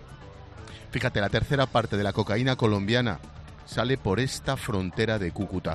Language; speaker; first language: Spanish; native; Spanish